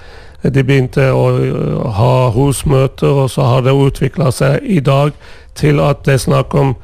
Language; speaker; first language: Swedish; non-native, fluent; Persian